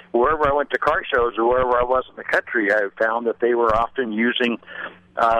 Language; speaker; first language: English; native; English